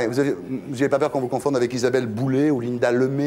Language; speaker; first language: French; native; French